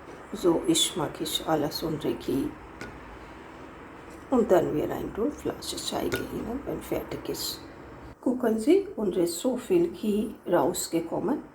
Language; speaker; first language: German; non-native, learner; Hindi